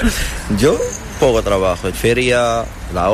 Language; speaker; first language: Spanish; non-native, learner; Arabic